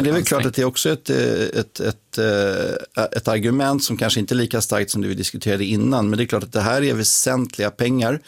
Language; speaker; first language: Swedish; native; Swedish